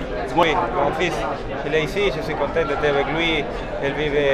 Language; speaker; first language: French; non-native, learner; Spanish